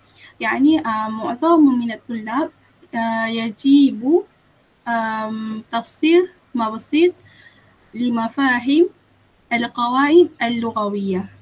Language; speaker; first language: Arabic; non-native, learner; Malay